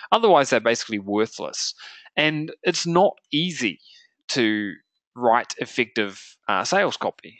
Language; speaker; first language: English; native; English